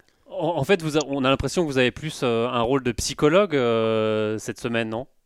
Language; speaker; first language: French; native; French